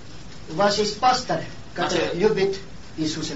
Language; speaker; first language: Polish; non-native, learner; Russian